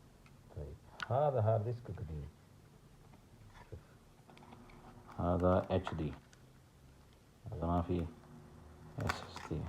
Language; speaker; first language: Arabic; non-native, learner; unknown